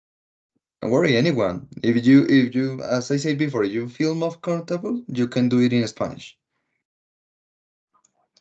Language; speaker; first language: English; non-native, fluent; Spanish